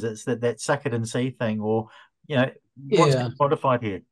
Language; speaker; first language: English; native; English